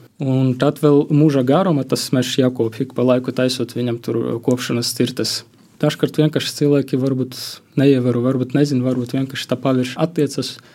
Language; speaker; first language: Latvian; non-native, local second language; Russian